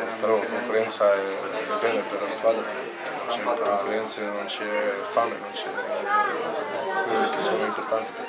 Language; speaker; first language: Italian; non-native, learner; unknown